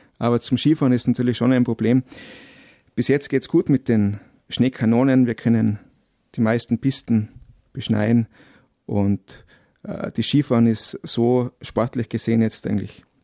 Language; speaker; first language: German; native; German